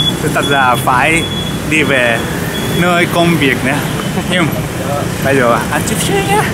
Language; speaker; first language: Vietnamese; non-native, learner; Japanese